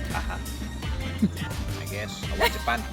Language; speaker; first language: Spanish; non-native, fluent; English